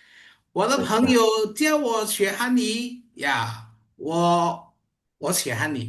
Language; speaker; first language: Chinese; non-native, fluent; Indonesian